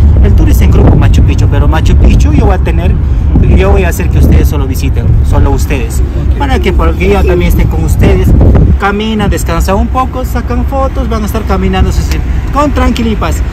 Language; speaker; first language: Spanish; native; Spanish